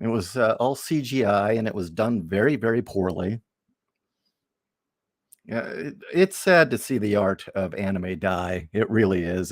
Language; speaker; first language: English; native; English